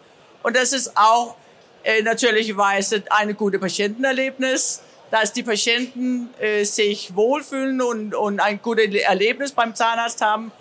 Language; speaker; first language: German; non-native, learner; Danish